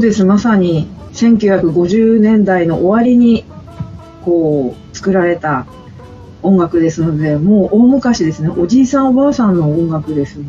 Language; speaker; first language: Japanese; native; Japanese